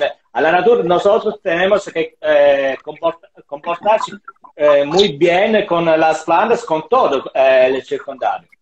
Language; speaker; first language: Spanish; non-native, learner; Italian